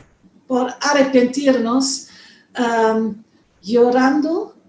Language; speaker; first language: Spanish; non-native, fluent; German